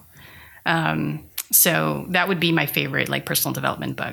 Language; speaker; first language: English; non-native, local second language; Filipino